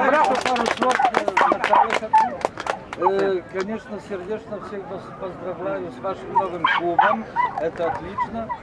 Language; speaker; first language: Russian; non-native, fluent; Polish